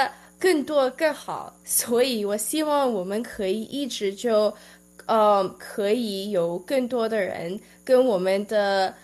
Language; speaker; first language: Chinese; early bilingual, heritage; Chinese